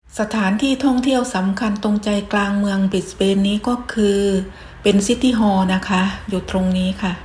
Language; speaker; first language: Thai; native; Thai